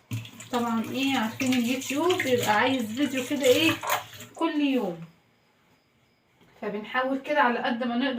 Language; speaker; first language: Arabic; native; Arabic